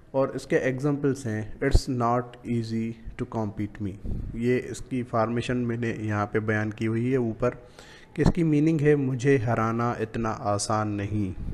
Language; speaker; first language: Urdu; native; Urdu